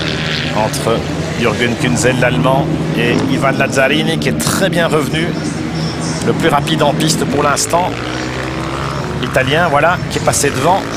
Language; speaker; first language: French; native; French